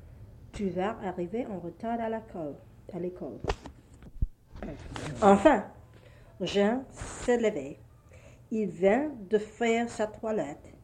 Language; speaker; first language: French; non-native, learner; English